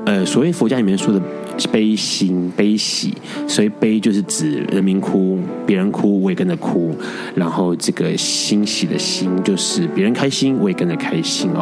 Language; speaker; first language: Chinese; native; Chinese